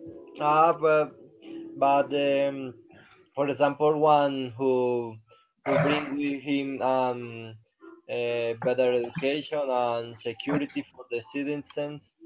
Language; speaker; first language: English; non-native, learner; Spanish